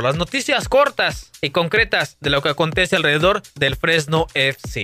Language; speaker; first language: Spanish; native; Spanish